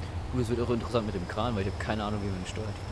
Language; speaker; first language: German; native; German